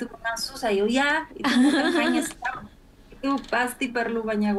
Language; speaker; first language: Indonesian; non-native, fluent; Spanish